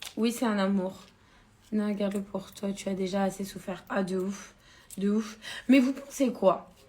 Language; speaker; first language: French; native; French